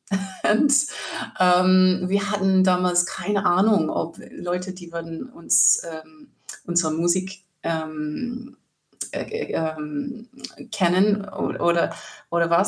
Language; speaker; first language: German; non-native, learner; English